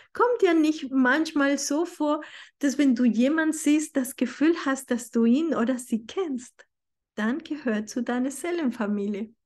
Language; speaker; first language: German; non-native, fluent; Spanish